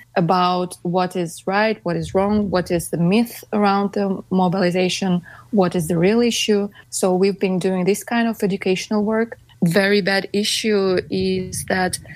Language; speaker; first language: English; non-native, fluent; Russian